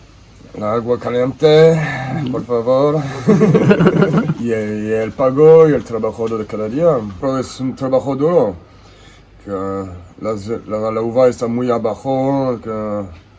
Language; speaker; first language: Spanish; non-native, fluent; French